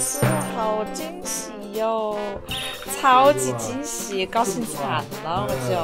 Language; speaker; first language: Chinese; native; Chinese